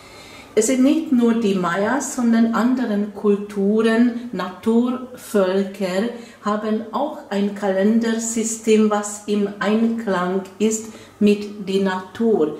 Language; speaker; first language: German; non-native, fluent; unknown